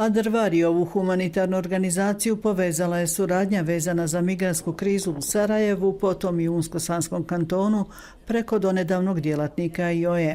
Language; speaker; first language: Bosnian; native; Bosnian